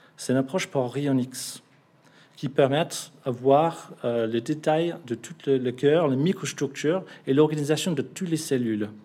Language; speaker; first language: French; non-native, fluent; English